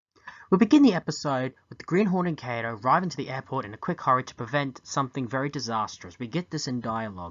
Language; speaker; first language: English; native; English